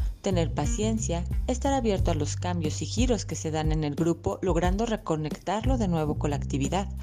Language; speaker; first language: Spanish; native; Spanish